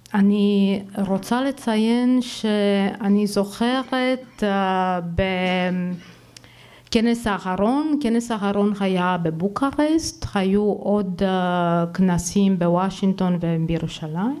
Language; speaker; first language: Hebrew; non-native, fluent; Romanian